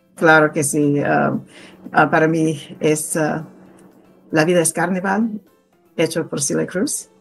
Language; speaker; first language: Spanish; non-native, fluent; English